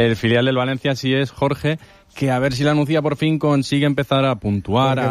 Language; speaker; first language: Spanish; native; Spanish